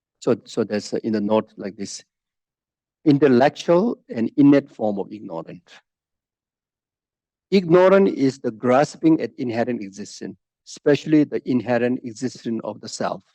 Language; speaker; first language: English; non-native, fluent; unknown